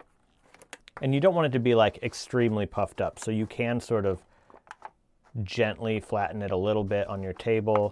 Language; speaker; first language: English; native; English